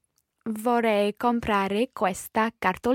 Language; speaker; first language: Italian; non-native, learner; English